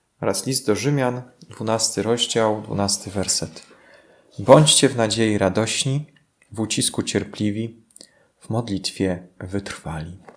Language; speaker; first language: Polish; native; Polish